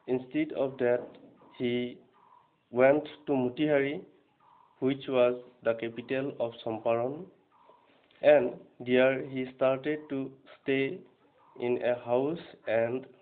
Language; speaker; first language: English; non-native, local second language; Assamese